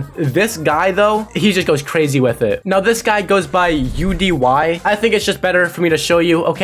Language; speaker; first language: English; native; English